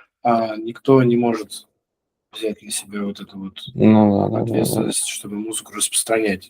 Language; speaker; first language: Russian; native; Russian